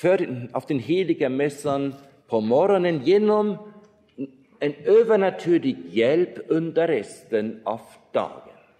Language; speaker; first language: Swedish; non-native, fluent; German